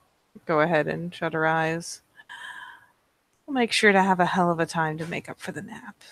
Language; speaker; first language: English; native; English